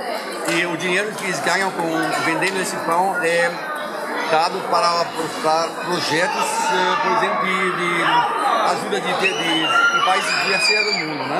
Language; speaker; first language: Portuguese; non-native, fluent; German